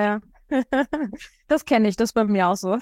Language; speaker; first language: German; native; German